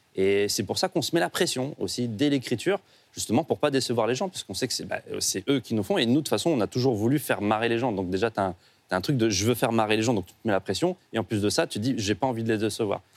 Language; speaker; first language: French; native; French